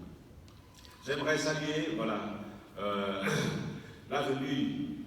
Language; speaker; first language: French; non-native, fluent; Vietnamese